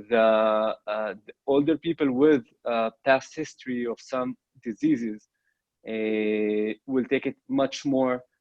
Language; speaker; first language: English; non-native, fluent; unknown